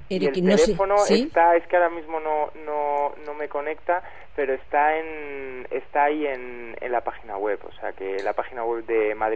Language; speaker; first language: Spanish; native; Spanish